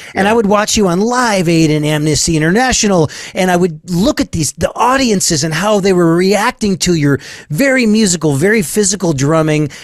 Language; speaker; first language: English; native; English